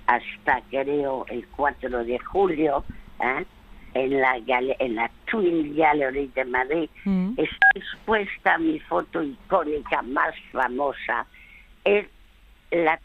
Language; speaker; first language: Spanish; early bilingual, other home language; French